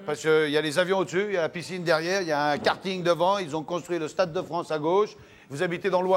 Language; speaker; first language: French; native; French